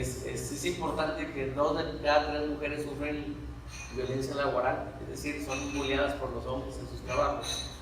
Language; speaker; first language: Spanish; native; Spanish